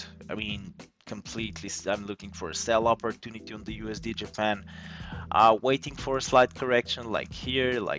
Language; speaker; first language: English; non-native, fluent; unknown